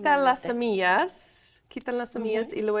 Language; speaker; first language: Spanish; non-native, fluent; English